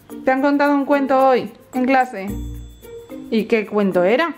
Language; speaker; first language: Spanish; native; Spanish